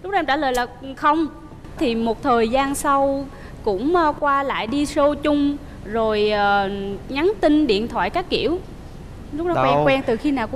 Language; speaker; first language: Vietnamese; native; Vietnamese